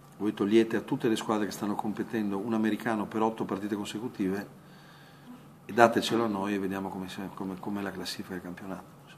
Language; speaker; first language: Italian; native; Italian